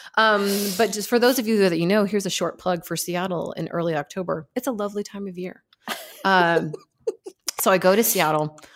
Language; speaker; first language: English; native; English